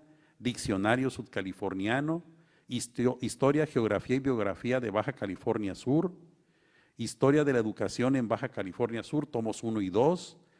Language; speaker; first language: Spanish; native; Spanish